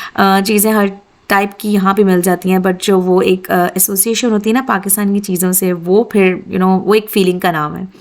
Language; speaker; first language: Urdu; native; Urdu